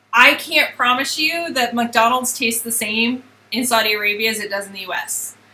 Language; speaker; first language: English; native; English